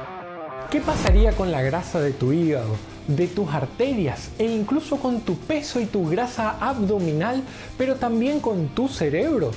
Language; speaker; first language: Spanish; native; Spanish